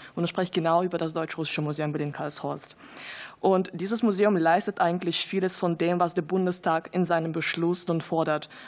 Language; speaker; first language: German; non-native, fluent; Russian